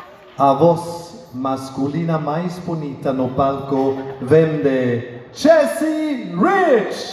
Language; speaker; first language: Portuguese; non-native, learner; German